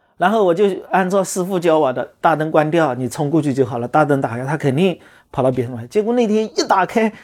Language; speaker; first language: Chinese; native; Chinese